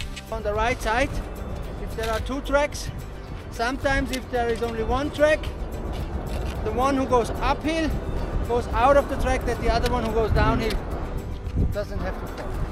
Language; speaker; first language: English; non-native, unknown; German